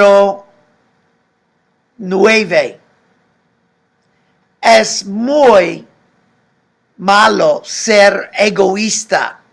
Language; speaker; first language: Spanish; non-native, fluent; English